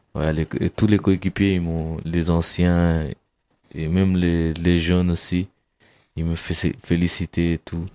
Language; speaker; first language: French; non-native, fluent; Kabuverdianu